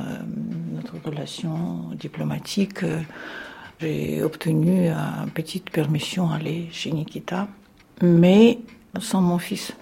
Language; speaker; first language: French; non-native, fluent; Russian